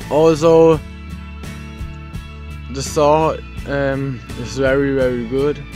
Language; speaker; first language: English; non-native, fluent; German